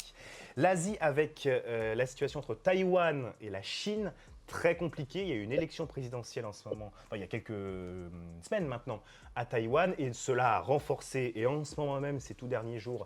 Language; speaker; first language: French; native; French